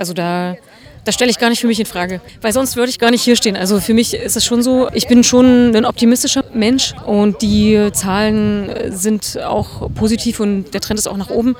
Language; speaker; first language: German; native; German